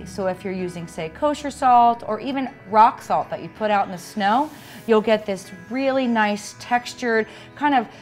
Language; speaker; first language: English; native; English